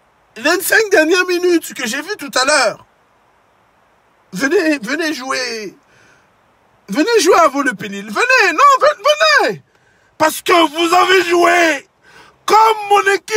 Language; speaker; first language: French; native; French